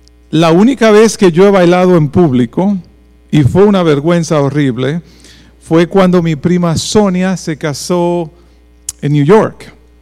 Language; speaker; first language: Spanish; native; Spanish